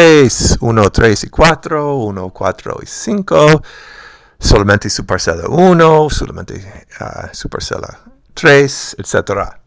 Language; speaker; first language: Spanish; non-native, fluent; English